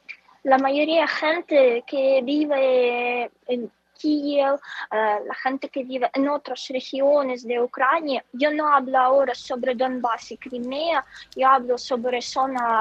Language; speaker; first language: Spanish; non-native, fluent; Ukrainian